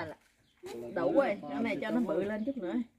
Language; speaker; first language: Vietnamese; native; Vietnamese